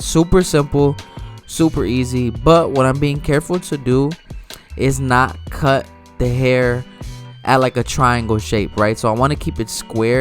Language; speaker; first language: English; native; English